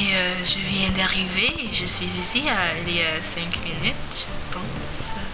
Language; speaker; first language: French; non-native, learner; English